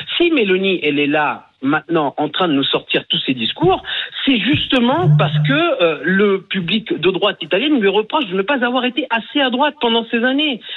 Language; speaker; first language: French; early bilingual, other home language; Italian